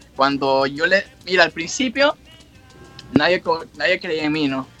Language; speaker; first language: Spanish; native; Spanish